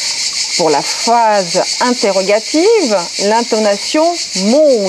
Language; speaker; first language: French; native; French